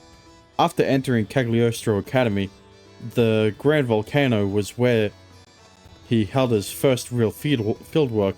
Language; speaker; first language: English; native; English